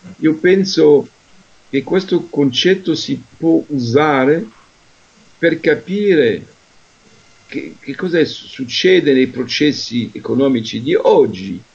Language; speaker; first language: Italian; non-native, fluent; French